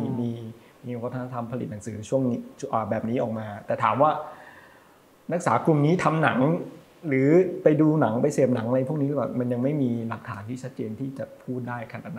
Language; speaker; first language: Thai; native; Thai